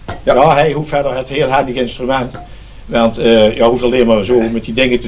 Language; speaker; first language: Dutch; native; Dutch